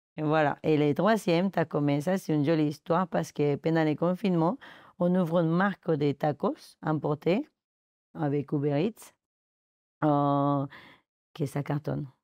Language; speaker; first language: French; non-native, fluent; Spanish